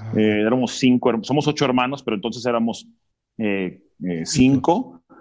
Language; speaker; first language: Spanish; early bilingual, other home language; English